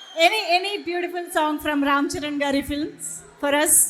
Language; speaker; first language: Telugu; native; Telugu